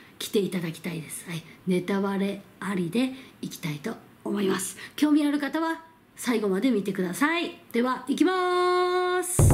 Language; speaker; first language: Japanese; non-native, fluent; Korean